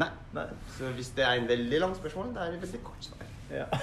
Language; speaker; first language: Norwegian; non-native, fluent; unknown